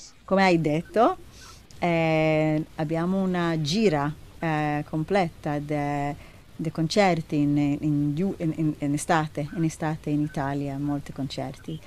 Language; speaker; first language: Italian; non-native, learner; Hebrew